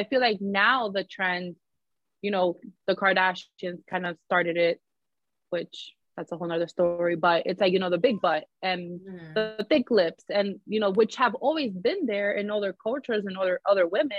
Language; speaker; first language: English; native; English